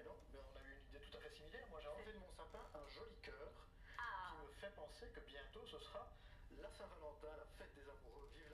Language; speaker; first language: French; native; French